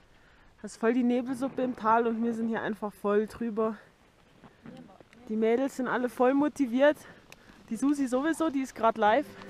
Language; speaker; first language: German; native; German